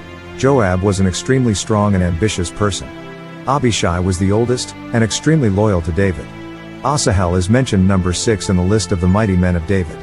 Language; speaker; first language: English; native; English